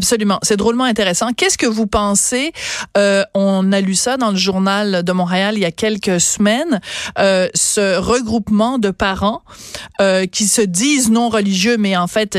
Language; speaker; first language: French; native; French